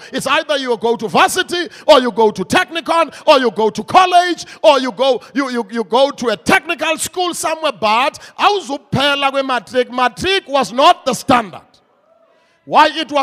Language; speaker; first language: English; non-native, local second language; Xhosa